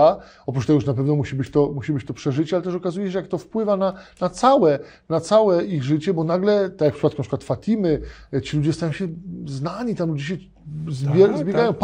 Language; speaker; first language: Polish; native; Polish